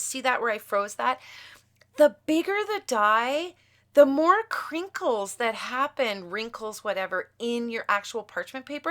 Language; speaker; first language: English; native; English